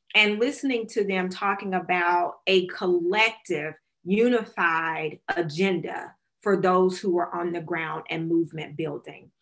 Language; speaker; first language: English; native; English